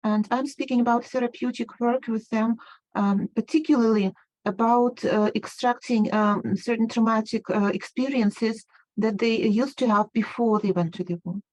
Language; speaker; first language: English; non-native, fluent; Ukrainian